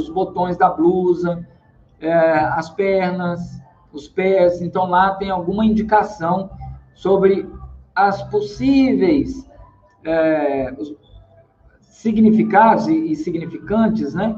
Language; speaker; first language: Portuguese; native; Portuguese